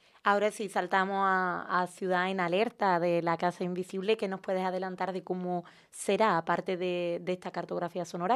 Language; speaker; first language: Spanish; native; Spanish